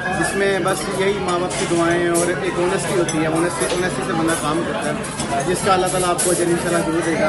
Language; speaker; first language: Urdu; non-native, local second language; Punjabi